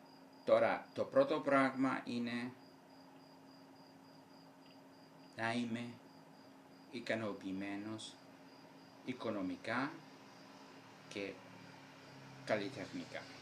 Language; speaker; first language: Greek; non-native, fluent; Italian